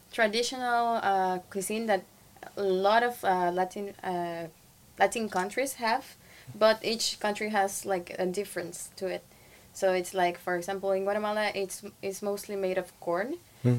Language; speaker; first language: English; non-native, fluent; Spanish